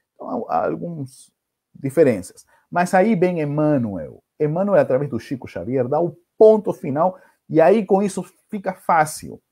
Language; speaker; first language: Portuguese; non-native, fluent; Spanish